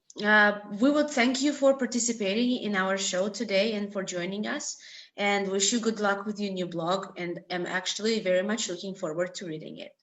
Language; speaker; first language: English; non-native, fluent; Georgian